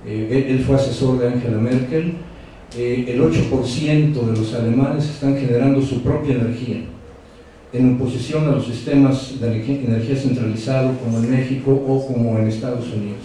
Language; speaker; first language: Spanish; native; Spanish